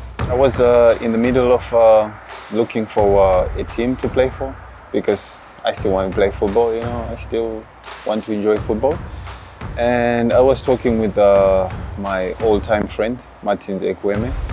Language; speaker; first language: English; non-native, local second language; Shona